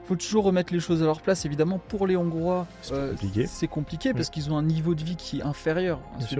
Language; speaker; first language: French; native; French